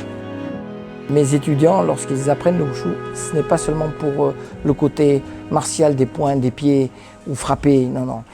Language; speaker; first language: French; early bilingual, other home language; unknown